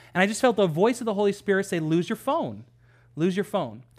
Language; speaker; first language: English; native; English